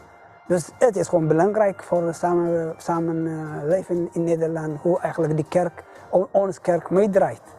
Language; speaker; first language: Dutch; non-native, learner; Tigrinya